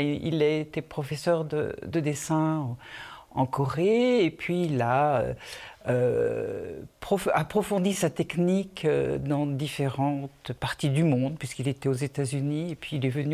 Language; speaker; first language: French; native; French